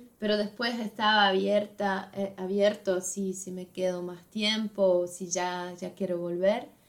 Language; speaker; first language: Spanish; non-native, fluent; German